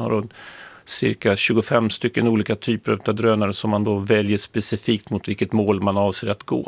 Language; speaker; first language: Swedish; native; Swedish